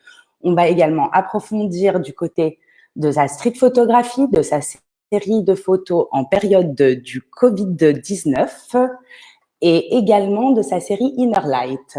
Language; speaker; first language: French; native; French